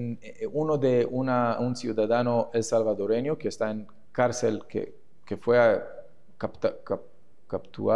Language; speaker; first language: Spanish; non-native, fluent; Hebrew